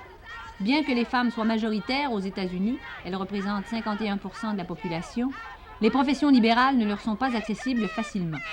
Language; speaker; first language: French; native; French